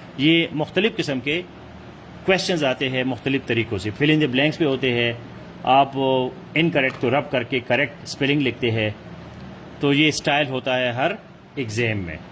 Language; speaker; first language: Urdu; non-native, local second language; Pashto